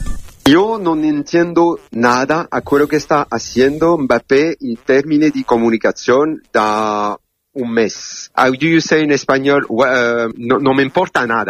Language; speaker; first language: Spanish; non-native, learner; French